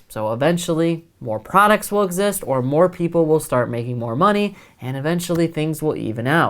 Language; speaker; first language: English; native; English